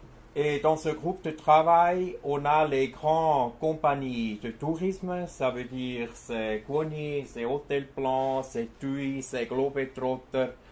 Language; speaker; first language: French; non-native, fluent; German